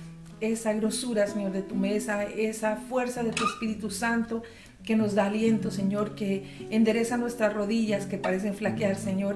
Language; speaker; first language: Spanish; native; Spanish